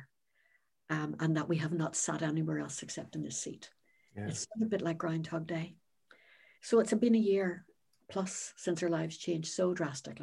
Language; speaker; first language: English; native; English